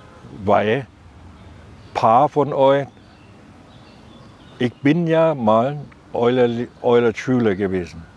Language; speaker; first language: German; non-native, learner; Thai